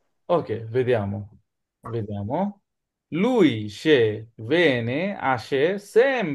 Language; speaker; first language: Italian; non-native, learner; Bangla